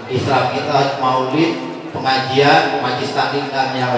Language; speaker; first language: Indonesian; native; Indonesian